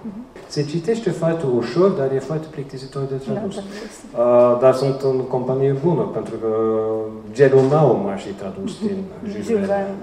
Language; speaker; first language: Romanian; non-native, fluent; Norwegian